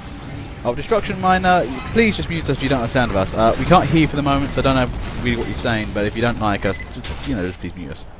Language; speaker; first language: English; native; English